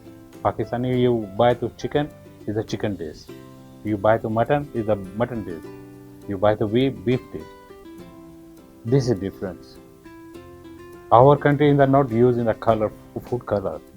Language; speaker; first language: English; non-native, learner; Urdu